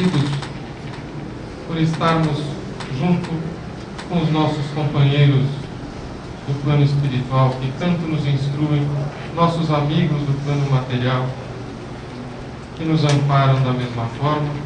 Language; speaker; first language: Portuguese; native; Portuguese